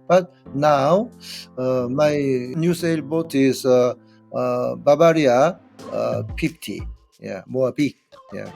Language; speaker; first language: English; non-native, learner; Korean